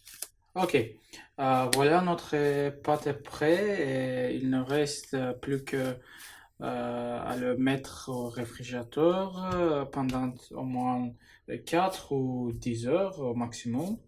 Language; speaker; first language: French; non-native, learner; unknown